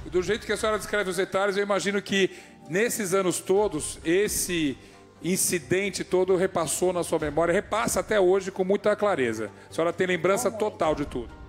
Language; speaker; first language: Portuguese; native; Portuguese